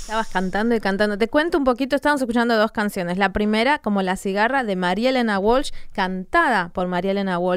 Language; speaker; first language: Spanish; native; Spanish